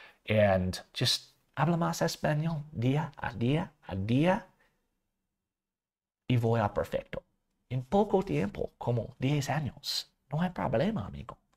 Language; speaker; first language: Spanish; non-native, learner; English